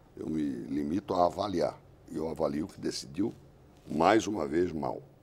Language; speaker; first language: Portuguese; native; Portuguese